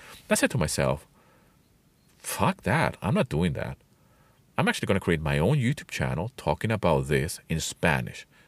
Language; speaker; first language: English; non-native, fluent; Spanish